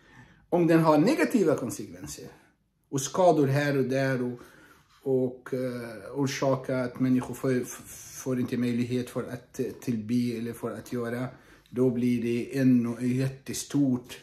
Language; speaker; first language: Swedish; non-native, fluent; Arabic